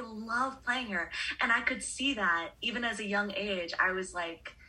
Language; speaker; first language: English; native; English